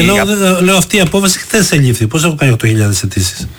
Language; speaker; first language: Greek; native; Greek